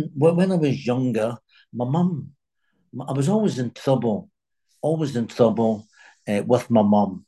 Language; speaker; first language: English; native; English